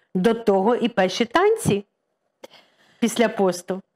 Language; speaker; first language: Ukrainian; native; Ukrainian